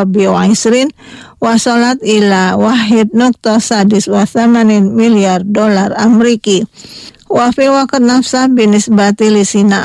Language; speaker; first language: Arabic; non-native, fluent; Indonesian